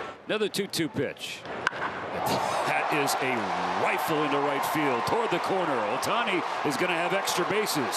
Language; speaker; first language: English; native; English